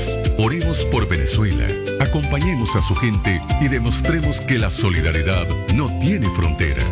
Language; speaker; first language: Spanish; native; Spanish